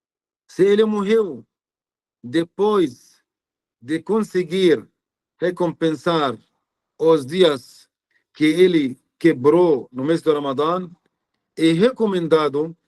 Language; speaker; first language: Portuguese; non-native, fluent; Arabic